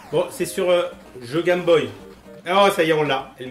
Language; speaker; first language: French; native; French